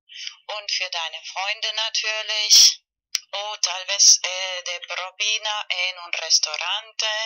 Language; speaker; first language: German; non-native, learner; Spanish